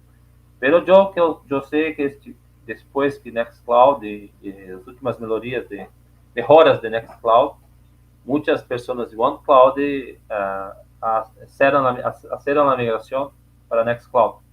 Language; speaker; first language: Spanish; non-native, learner; Portuguese